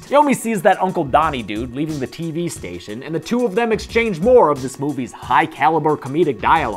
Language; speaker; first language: English; native; English